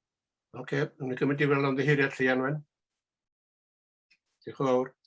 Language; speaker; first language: Welsh; native; Welsh